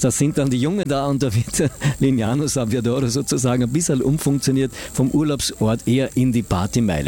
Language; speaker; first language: German; native; German